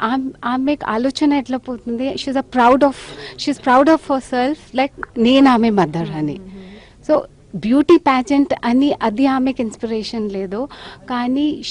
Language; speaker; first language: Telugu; non-native, local second language; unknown